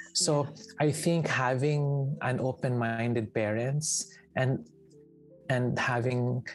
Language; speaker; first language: English; non-native, local second language; Filipino